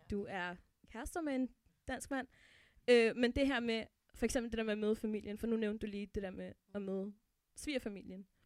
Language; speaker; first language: Danish; early bilingual, other home language; Arabic